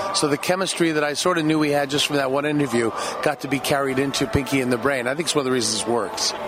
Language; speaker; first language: English; native; English